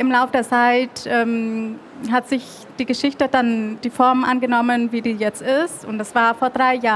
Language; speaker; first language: German; early bilingual, other home language; Vietnamese